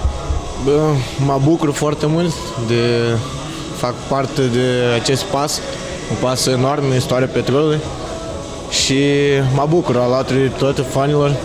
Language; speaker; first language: Romanian; non-native, learner; Portuguese